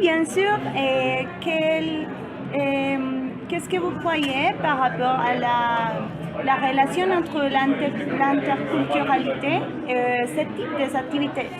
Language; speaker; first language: French; non-native, learner; Spanish